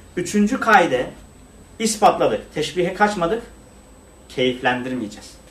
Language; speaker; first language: Turkish; non-native, local second language; Kurdish